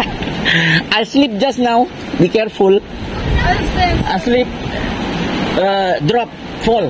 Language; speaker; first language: English; non-native, learner; Indonesian